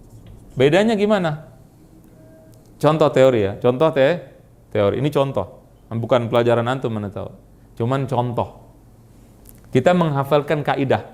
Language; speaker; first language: Indonesian; native; Indonesian